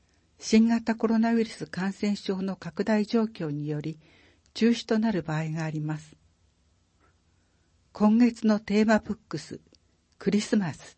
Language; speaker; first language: Japanese; native; Japanese